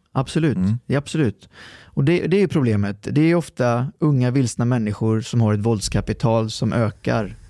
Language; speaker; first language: Swedish; early bilingual, other home language; Arabic